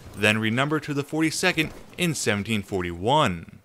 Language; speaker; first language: English; native; English